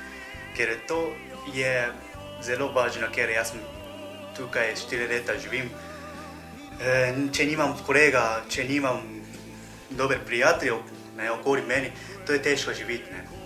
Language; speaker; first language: Slovenian; non-native, learner; Japanese